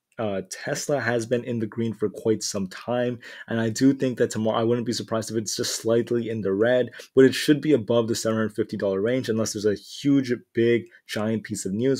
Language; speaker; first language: English; native; English